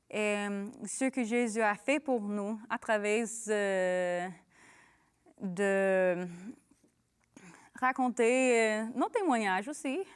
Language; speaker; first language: French; non-native, learner; English